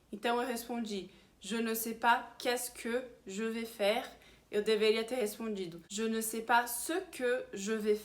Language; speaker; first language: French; early bilingual, heritage; Portuguese